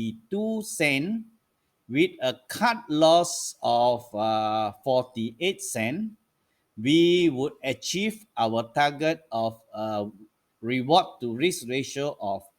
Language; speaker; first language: English; non-native, local second language; Malay